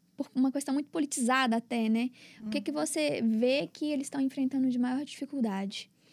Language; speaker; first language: Portuguese; native; Portuguese